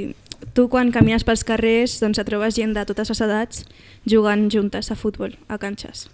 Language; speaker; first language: Catalan; non-native, local second language; Spanish